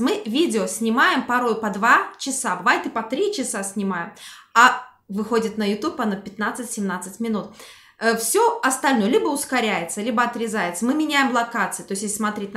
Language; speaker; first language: Russian; native; Russian